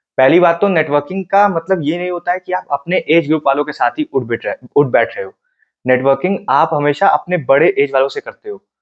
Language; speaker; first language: Hindi; native; Hindi